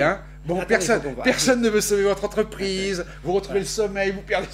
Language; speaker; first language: French; native; French